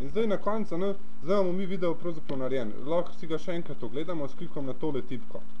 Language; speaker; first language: Slovenian; early bilingual, other home language; Bosnian